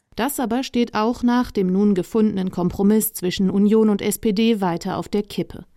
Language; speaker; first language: German; native; German